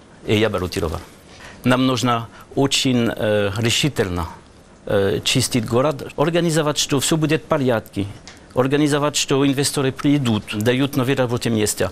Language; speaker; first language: Russian; non-native, learner; French